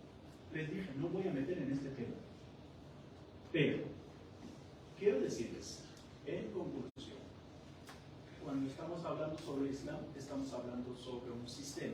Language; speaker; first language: Spanish; non-native, fluent; Persian